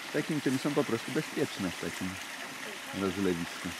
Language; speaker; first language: Polish; native; Polish